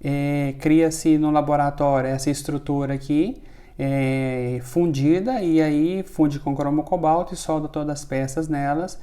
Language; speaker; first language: Portuguese; native; Portuguese